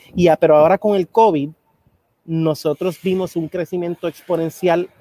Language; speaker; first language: Spanish; native; Spanish